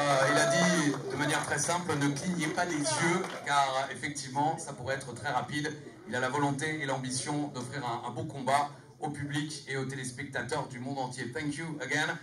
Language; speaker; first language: French; native; French